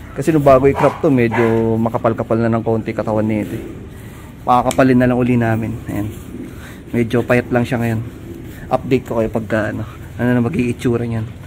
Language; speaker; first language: Filipino; native; Filipino